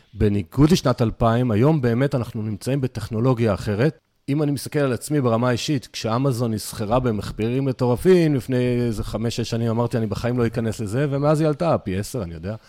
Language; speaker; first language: Hebrew; native; Hebrew